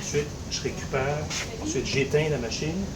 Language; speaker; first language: French; native; French